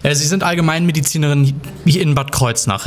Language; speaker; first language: German; native; German